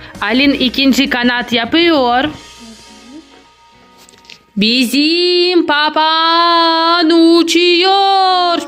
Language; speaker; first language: Turkish; non-native, learner; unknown